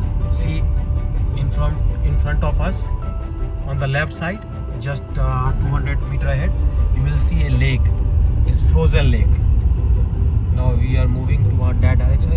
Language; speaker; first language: English; non-native, local second language; Hindi